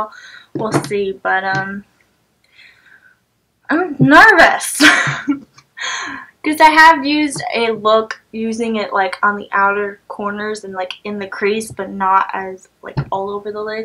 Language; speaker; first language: English; native; English